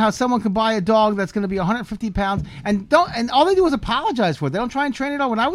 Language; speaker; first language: English; native; English